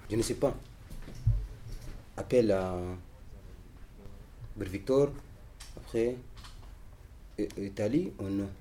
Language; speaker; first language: French; non-native, learner; Arabic